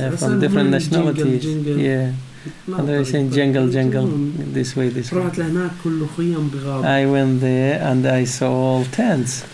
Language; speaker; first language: English; non-native, learner; Arabic